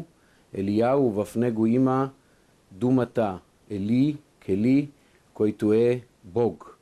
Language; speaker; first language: Bulgarian; non-native, fluent; Hebrew